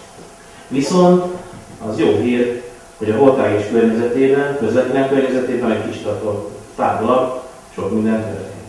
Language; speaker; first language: Hungarian; native; Hungarian